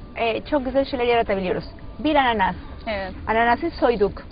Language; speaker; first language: Turkish; non-native, learner; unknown